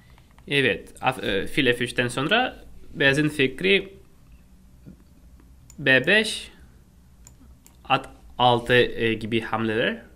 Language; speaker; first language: Turkish; non-native, fluent; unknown